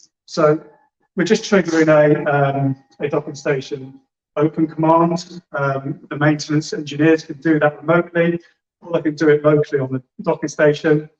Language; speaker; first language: English; native; English